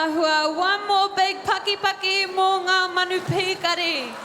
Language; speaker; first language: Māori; non-native, local second language; English